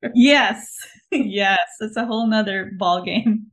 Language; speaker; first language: English; non-native, local second language; Filipino